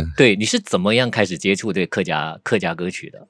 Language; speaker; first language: Chinese; non-native, local second language; Hakka Chinese